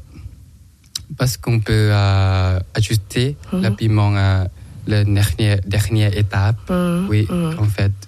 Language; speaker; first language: French; non-native, learner; Thai